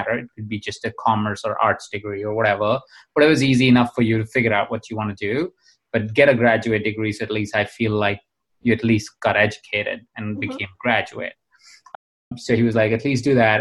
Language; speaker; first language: English; non-native, local second language; Hindi